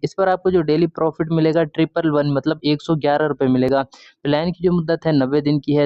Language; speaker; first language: Urdu; non-native, local second language; Punjabi